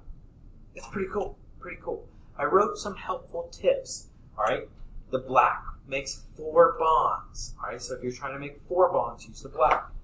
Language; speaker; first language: English; native; English